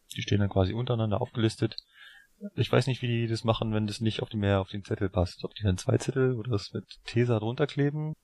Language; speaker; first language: German; native; German